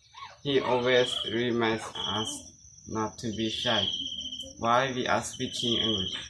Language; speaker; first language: English; non-native, learner; Lao